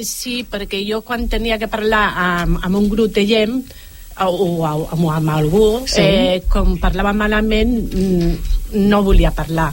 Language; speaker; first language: Catalan; non-native, local second language; Spanish